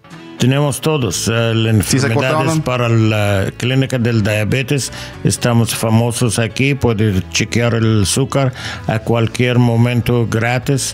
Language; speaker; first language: Spanish; non-native, learner; English